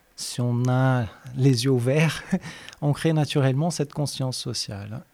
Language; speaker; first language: French; non-native, fluent; Portuguese